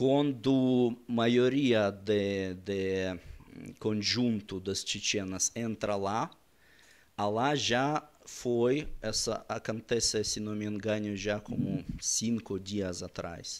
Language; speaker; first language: Portuguese; non-native, learner; Russian